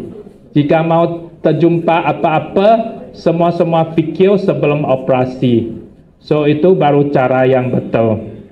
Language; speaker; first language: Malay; non-native, local second language; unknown